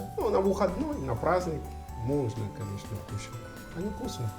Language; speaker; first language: Russian; non-native, fluent; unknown